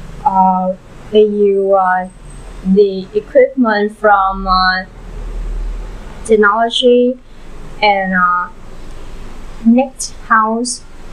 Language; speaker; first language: English; non-native, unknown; Vietnamese